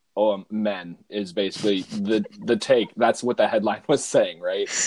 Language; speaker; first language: English; native; English